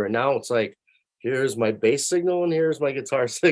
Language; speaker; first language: English; native; English